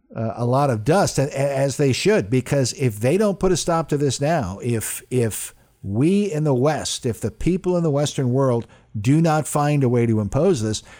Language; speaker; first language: English; early bilingual, other home language; Italian